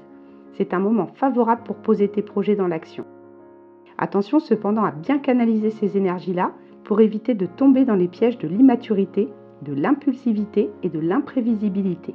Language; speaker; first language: French; native; French